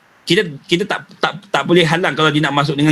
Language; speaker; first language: Malay; native; Malay